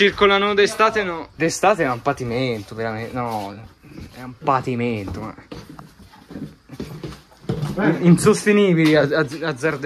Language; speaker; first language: Italian; native; Italian